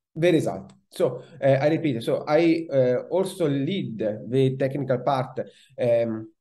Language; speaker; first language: English; non-native, fluent; Italian